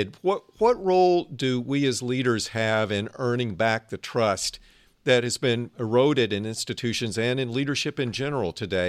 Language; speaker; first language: English; native; English